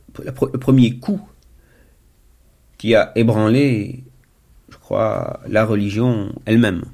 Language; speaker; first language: French; native; French